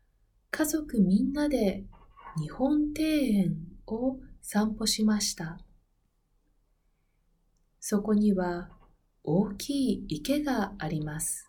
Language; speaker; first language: Japanese; non-native, learner; Spanish